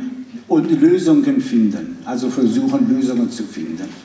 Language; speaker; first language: German; non-native, fluent; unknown